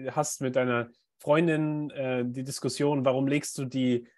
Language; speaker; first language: German; native; German